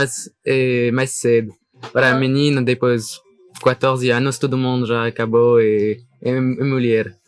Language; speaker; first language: Portuguese; non-native, learner; French